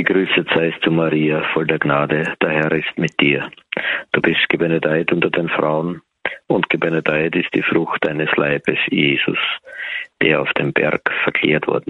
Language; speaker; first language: German; native; German